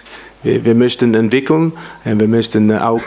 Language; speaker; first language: German; non-native, learner; English